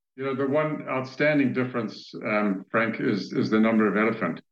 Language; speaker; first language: English; native; English